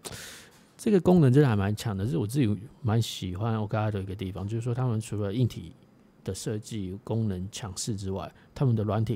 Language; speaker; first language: Chinese; native; Chinese